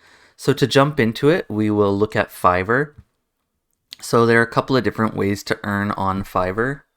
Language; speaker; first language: English; native; English